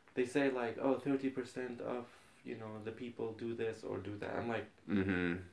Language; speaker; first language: English; non-native, fluent; Arabic